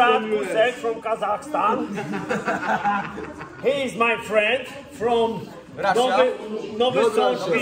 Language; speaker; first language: English; non-native, learner; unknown